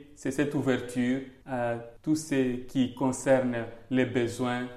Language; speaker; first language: French; non-native, local second language; Swahili